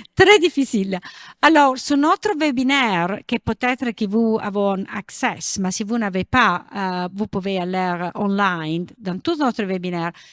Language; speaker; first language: French; non-native, learner; Italian